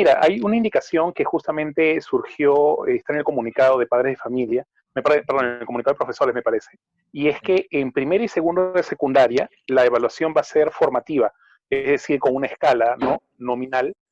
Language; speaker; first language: Spanish; native; Spanish